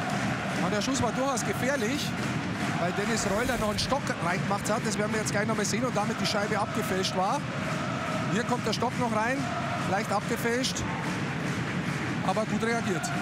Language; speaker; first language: German; native; German